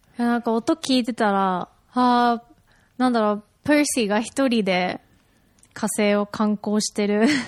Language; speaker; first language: Japanese; native; Japanese